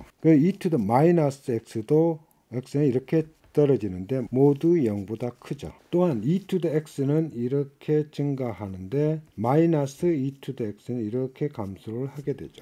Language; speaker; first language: Korean; native; Korean